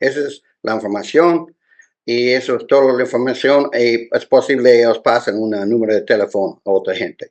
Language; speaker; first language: Spanish; non-native, learner; English